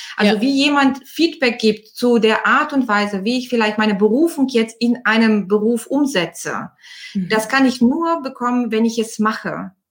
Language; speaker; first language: German; non-native, fluent; Bulgarian